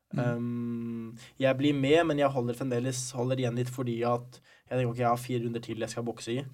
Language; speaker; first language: Norwegian; early bilingual, other home language; Arabic